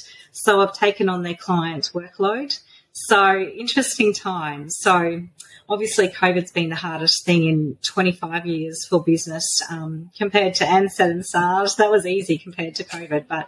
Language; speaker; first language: English; native; English